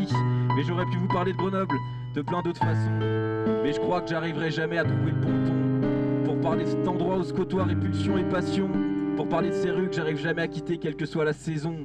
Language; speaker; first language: French; native; French